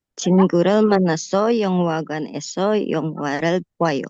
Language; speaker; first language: Korean; non-native, learner; Indonesian